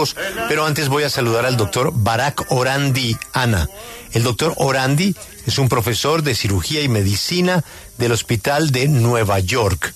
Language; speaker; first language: Spanish; native; Spanish